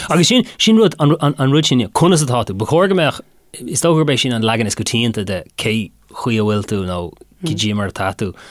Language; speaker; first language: Irish; non-native, local second language; English